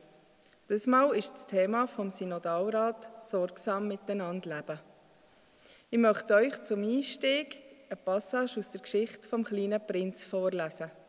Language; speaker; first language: German; native; German